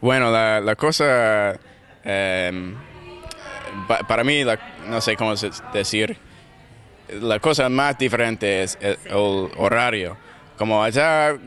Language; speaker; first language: Spanish; non-native, learner; English